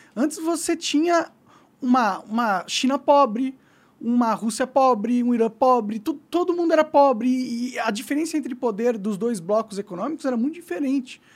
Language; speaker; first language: Portuguese; native; Portuguese